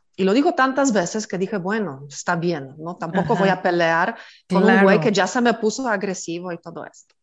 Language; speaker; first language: Spanish; non-native, fluent; Polish